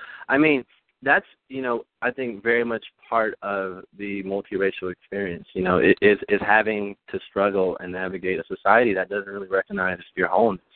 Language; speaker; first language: English; early bilingual, other home language; Spanish